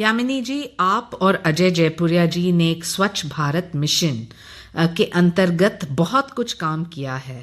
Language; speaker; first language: Hindi; native; Hindi